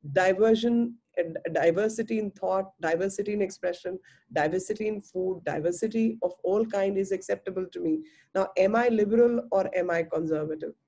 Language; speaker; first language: English; non-native, local second language; Hindi